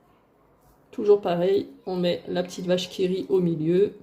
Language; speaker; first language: French; native; French